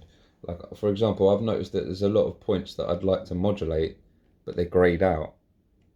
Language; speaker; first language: English; native; English